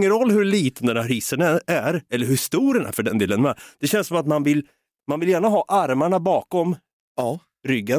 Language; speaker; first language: Swedish; native; Swedish